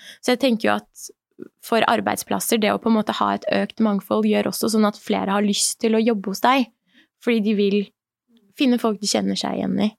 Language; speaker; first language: Norwegian; early bilingual, other home language; Persian